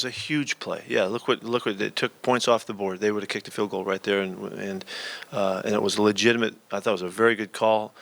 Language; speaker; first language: English; native; English